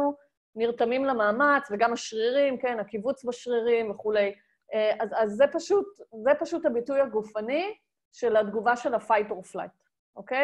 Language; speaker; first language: Hebrew; native; Hebrew